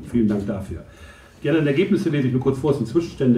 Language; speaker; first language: German; native; German